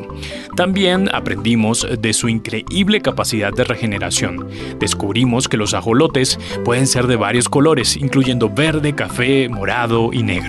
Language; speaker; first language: Spanish; native; Spanish